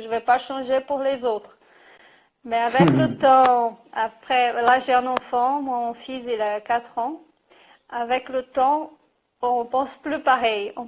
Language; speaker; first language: French; non-native, fluent; Portuguese